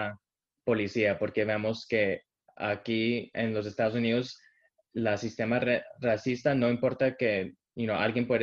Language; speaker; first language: Spanish; early bilingual, heritage; Spanish